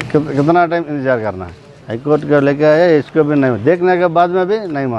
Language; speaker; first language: Hindi; non-native, local second language; Telugu